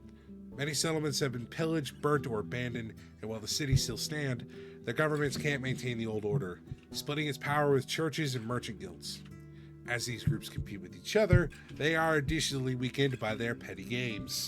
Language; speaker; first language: English; native; English